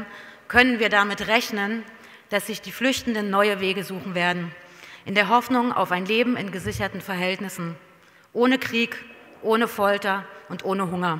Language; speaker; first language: German; native; German